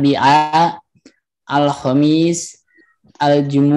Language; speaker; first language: Arabic; non-native, learner; Indonesian